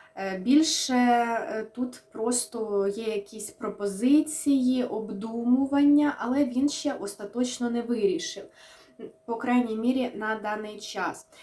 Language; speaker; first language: Ukrainian; non-native, local second language; Russian